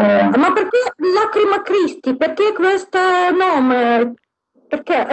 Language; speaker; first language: Italian; non-native, learner; Russian